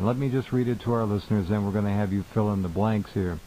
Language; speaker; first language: English; native; English